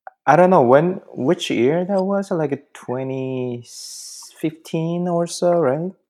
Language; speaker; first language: English; non-native, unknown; Korean